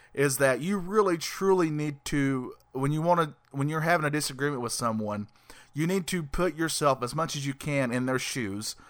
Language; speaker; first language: English; native; English